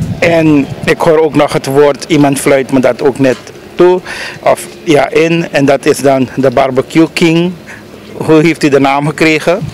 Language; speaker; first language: Dutch; native; Dutch